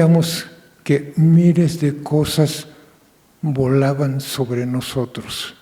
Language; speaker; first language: Spanish; non-native, fluent; Japanese